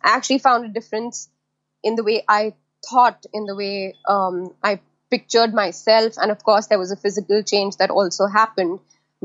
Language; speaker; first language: English; non-native, local second language; Hindi